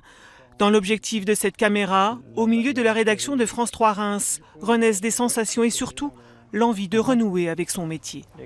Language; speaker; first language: French; native; French